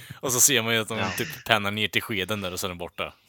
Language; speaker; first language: Swedish; native; Swedish